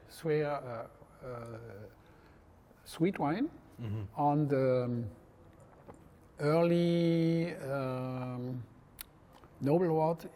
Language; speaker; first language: English; non-native, learner; French